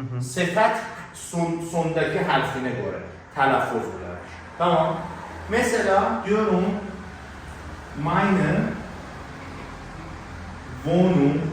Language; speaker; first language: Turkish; non-native, learner; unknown